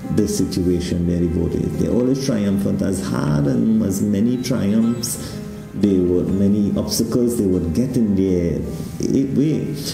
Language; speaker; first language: English; native; English